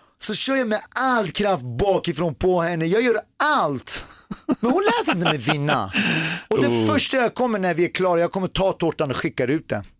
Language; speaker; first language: Swedish; early bilingual, other home language; Persian